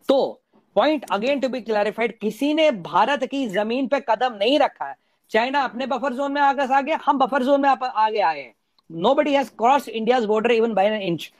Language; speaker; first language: Hindi; native; Hindi